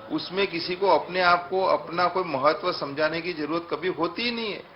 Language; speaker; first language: Hindi; non-native, local second language; Gujarati